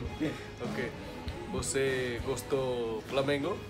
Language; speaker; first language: Portuguese; non-native, learner; Malay